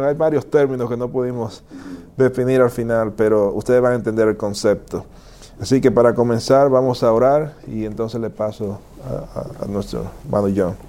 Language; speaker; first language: Spanish; native; Spanish